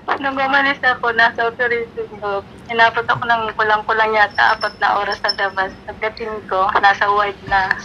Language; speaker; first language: Filipino; non-native, local second language; Bikol